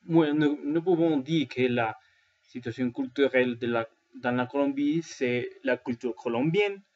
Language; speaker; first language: French; non-native, learner; Spanish